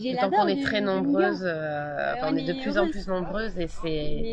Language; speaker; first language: French; native; French